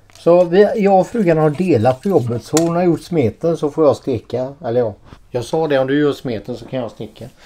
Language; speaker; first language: Swedish; native; Swedish